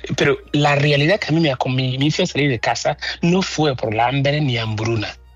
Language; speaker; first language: Spanish; non-native, fluent; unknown